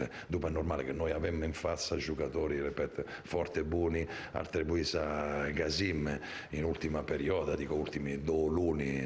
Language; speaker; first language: Romanian; non-native, fluent; Italian